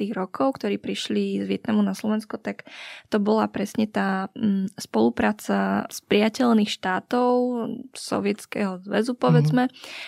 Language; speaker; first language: Slovak; early bilingual, other home language; Vietnamese